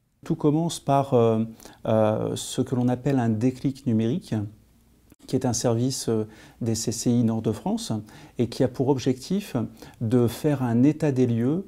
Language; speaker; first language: French; native; French